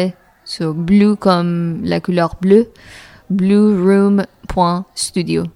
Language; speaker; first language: French; non-native, fluent; Persian